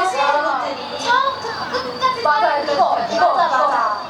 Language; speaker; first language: Korean; native; Korean